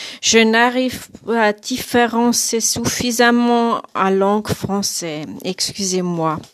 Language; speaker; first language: French; non-native, learner; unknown